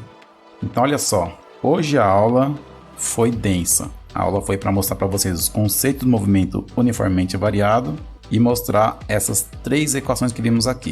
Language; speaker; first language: Portuguese; native; Portuguese